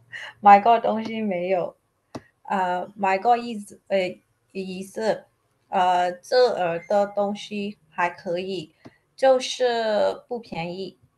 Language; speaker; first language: Chinese; non-native, learner; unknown